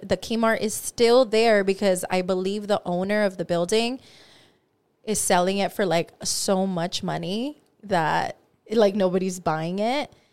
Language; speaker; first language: English; early bilingual, other home language; Spanish